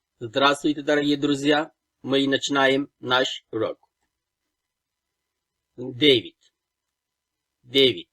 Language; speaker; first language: Russian; non-native, fluent; Turkish